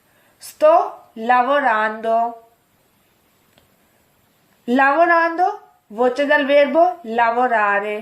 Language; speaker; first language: Italian; non-native, fluent; Urdu